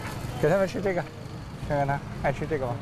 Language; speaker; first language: Chinese; native; Chinese